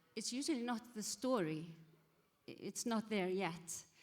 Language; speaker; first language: English; non-native, fluent; Icelandic